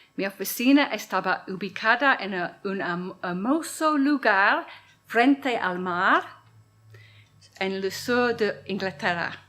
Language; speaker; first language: Spanish; non-native, learner; English